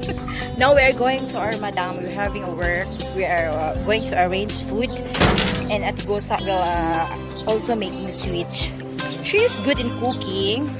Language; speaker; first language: English; non-native, local second language; Filipino